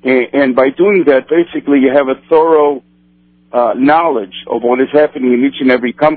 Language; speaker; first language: English; non-native, fluent; Portuguese